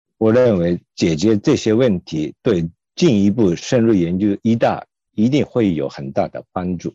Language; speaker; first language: Chinese; non-native, fluent; Japanese